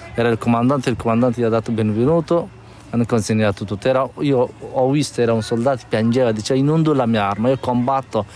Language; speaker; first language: Italian; non-native, fluent; Persian